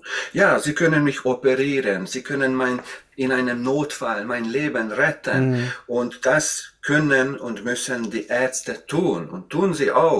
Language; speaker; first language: German; non-native, fluent; Hungarian